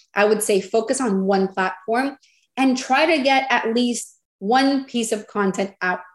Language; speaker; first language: English; non-native, fluent; Spanish